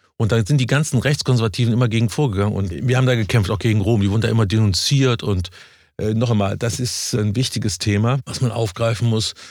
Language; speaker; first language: German; native; German